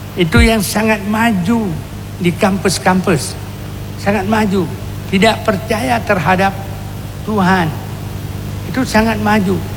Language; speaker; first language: Indonesian; non-native, local second language; Achinese